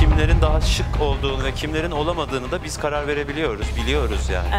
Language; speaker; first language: Turkish; native; Turkish